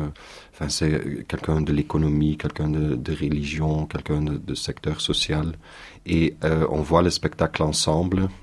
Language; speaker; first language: French; non-native, local second language; Dutch